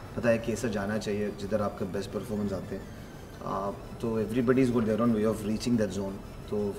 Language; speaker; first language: Hindi; non-native, local second language; Malayalam